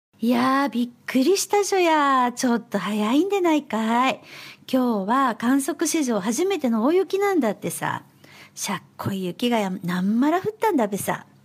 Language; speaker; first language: Japanese; native; Japanese